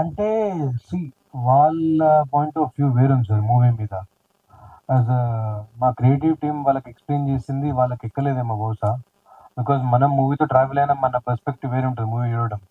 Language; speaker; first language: Telugu; native; Telugu